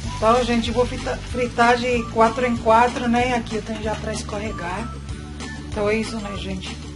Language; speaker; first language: Portuguese; non-native, fluent; Spanish